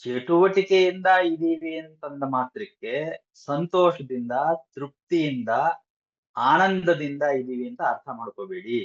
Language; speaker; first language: Kannada; native; Kannada